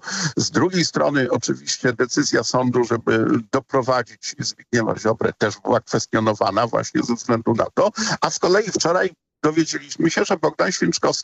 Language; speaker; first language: Polish; native; Polish